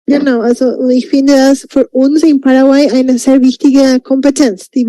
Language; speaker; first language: German; non-native, fluent; Spanish